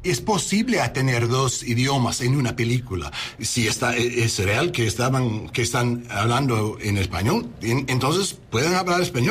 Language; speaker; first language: Spanish; non-native, learner; English